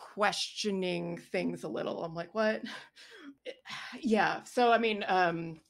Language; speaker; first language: English; native; English